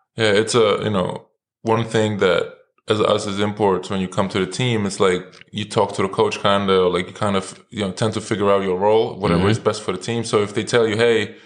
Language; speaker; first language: English; non-native, fluent; Lithuanian